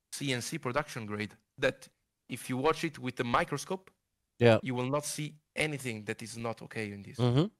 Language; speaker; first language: English; non-native, fluent; Italian